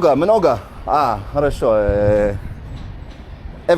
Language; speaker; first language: Russian; non-native, learner; English